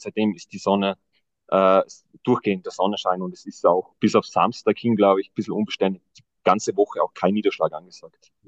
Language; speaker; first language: German; native; German